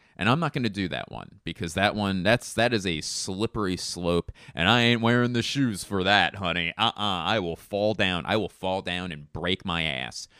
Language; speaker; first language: English; native; English